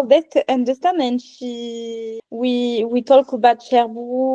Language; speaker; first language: English; non-native, learner; French